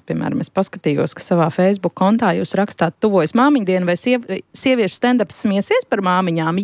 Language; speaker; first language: Latvian; native; Latvian